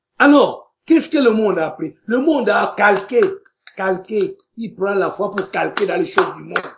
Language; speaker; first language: French; non-native, local second language; Lingala